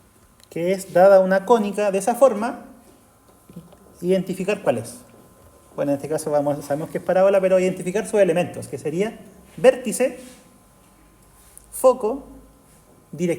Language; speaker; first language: Spanish; native; Spanish